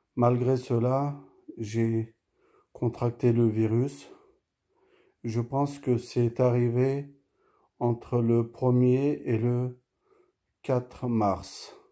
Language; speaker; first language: French; early bilingual, other home language; Turkish